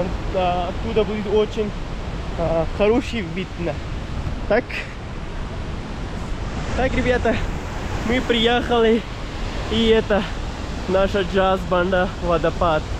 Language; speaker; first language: Russian; non-native, learner; Urdu